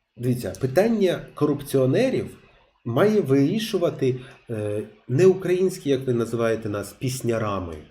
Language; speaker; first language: Ukrainian; non-native, local second language; Russian